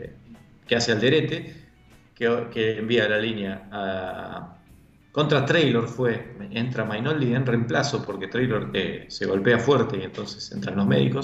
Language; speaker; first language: Spanish; native; Spanish